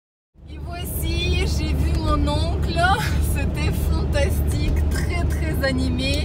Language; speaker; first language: French; non-native, fluent; Russian